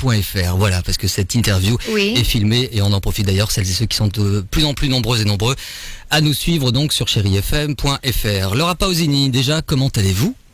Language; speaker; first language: French; native; French